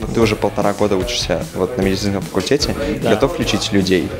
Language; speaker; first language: Russian; native; Russian